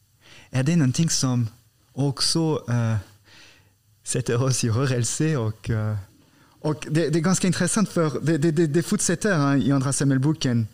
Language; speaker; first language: Swedish; non-native, fluent; French